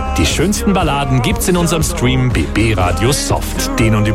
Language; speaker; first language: German; native; German